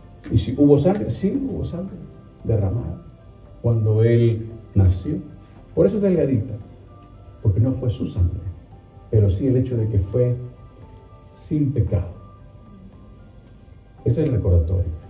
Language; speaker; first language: Spanish; native; Spanish